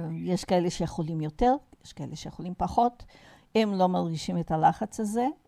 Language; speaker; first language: Hebrew; non-native, fluent; Portuguese